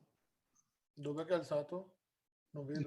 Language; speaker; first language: Italian; non-native, learner; Hindi